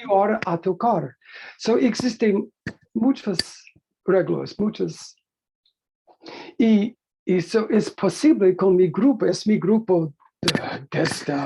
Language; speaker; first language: Spanish; non-native, learner; English